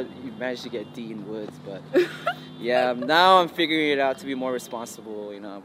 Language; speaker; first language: English; early bilingual, other home language; Korean